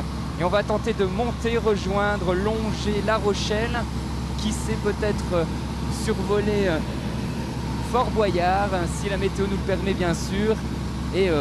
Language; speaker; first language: French; native; French